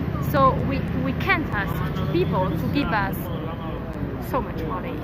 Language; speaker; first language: English; non-native, fluent; Italian